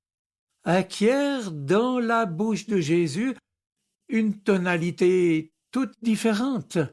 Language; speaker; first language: French; native; French